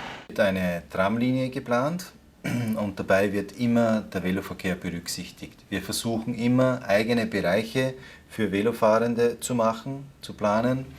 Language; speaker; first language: German; native; German